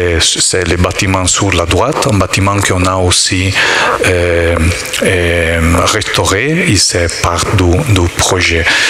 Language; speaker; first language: French; non-native, learner; Italian